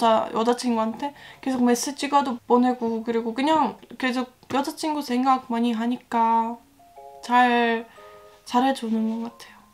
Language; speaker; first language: Korean; non-native, fluent; Estonian